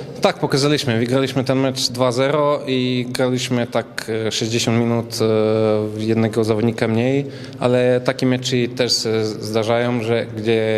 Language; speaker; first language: Polish; non-native, learner; Serbian